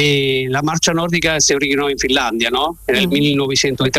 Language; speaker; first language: Spanish; non-native, learner; Italian